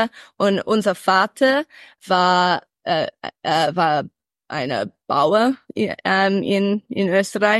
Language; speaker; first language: German; early bilingual, heritage; English